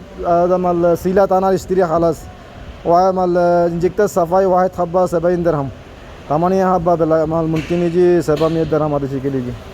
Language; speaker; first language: Arabic; non-native, learner; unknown